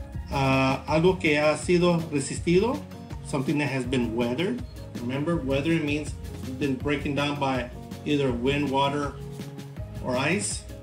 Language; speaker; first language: English; early bilingual, other home language; Spanish